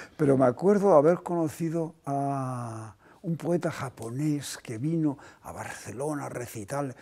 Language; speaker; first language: Spanish; non-native, local second language; Basque